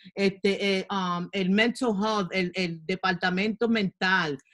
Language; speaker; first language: Spanish; early bilingual, heritage; Spanish